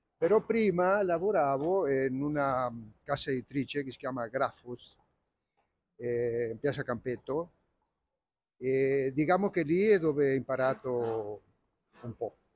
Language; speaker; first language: Italian; non-native, fluent; Spanish